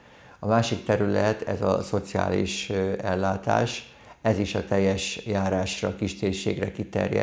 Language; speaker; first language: Hungarian; native; Hungarian